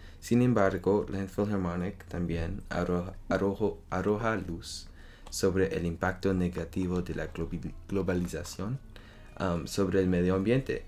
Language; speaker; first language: Spanish; non-native, learner; French